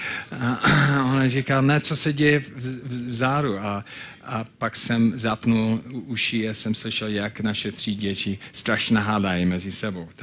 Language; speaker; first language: Czech; non-native, fluent; English